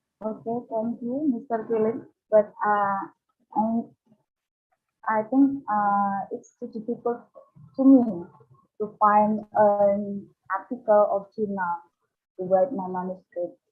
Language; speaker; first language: English; non-native, learner; Indonesian